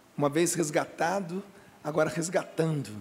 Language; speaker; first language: Portuguese; native; Portuguese